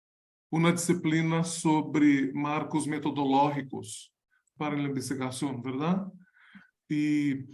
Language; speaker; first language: Spanish; non-native, learner; Portuguese